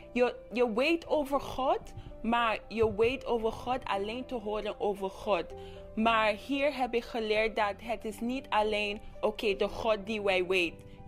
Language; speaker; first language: Dutch; non-native, local second language; English